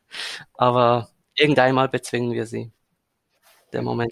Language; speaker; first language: German; native; German